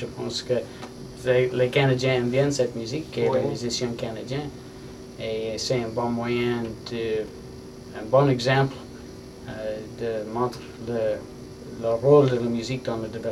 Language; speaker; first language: French; non-native, learner; English